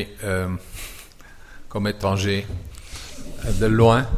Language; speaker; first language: French; non-native, fluent; German